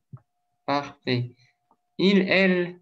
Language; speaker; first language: French; non-native, learner; Russian